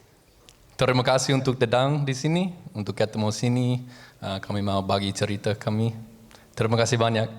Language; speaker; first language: Indonesian; non-native, learner; English